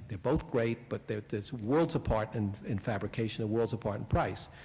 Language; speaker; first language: English; native; English